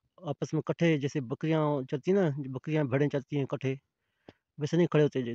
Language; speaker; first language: Urdu; non-native, local second language; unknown